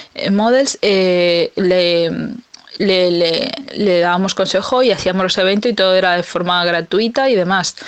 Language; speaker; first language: Spanish; native; Spanish